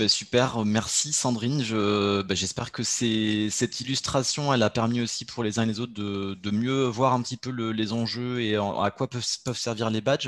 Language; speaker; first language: French; native; French